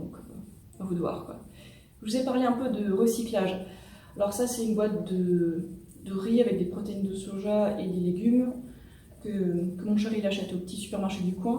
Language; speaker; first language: French; native; French